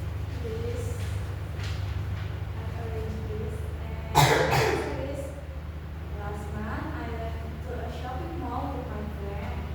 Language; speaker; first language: English; non-native, learner; Indonesian